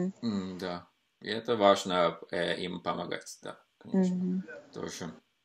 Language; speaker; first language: Russian; non-native, fluent; Norwegian